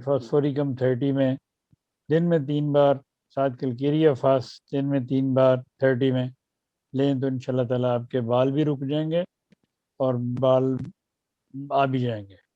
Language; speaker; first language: Urdu; native; Urdu